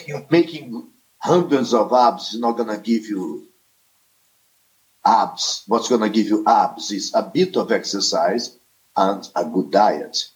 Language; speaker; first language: English; non-native, fluent; Portuguese